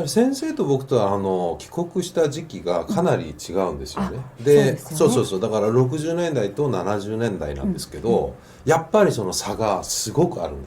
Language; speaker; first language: Japanese; native; Japanese